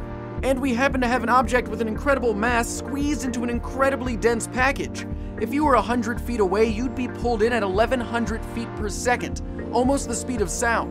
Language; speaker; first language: English; native; English